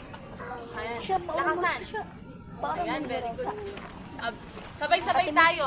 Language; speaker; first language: Filipino; native; Filipino